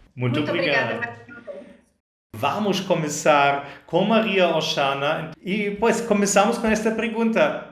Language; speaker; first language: Portuguese; non-native, fluent; German